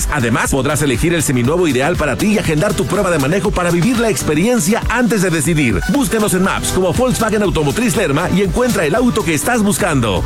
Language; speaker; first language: Spanish; native; Spanish